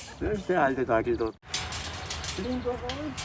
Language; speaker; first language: German; non-native, learner; Thai